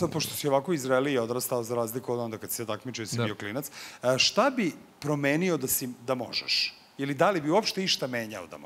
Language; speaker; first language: Serbian; native; Serbian